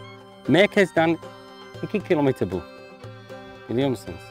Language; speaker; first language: Turkish; non-native, learner; English